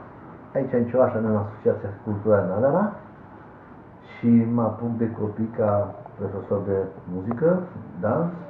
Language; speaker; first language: Romanian; non-native, local second language; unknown